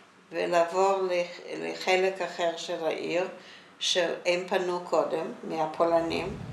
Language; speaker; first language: Hebrew; non-native, fluent; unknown